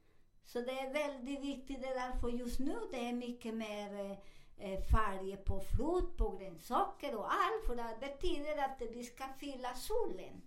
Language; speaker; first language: Swedish; non-native, learner; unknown